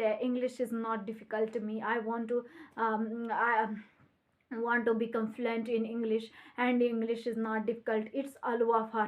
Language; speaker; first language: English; non-native, learner; Hindi